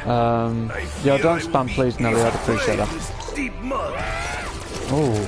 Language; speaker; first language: English; native; English